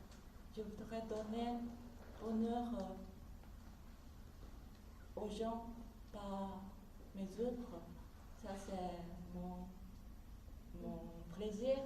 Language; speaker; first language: French; non-native, fluent; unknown